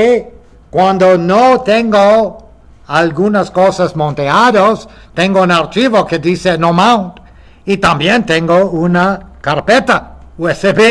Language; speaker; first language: Spanish; non-native, fluent; English